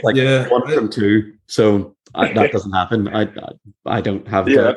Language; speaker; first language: English; native; English